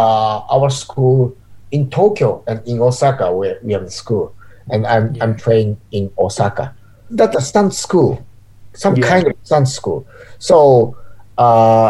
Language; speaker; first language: English; non-native, learner; Japanese